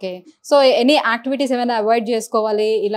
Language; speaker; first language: Telugu; native; Telugu